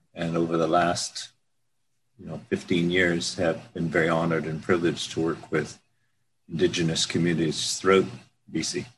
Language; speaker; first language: English; native; English